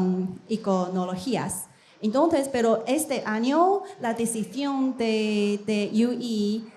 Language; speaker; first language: Spanish; non-native, learner; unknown